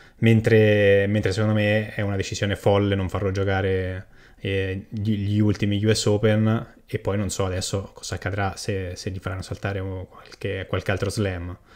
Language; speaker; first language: Italian; native; Italian